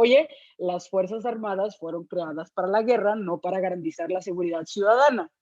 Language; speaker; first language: Spanish; native; Spanish